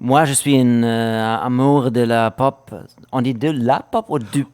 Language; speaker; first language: French; non-native, fluent; German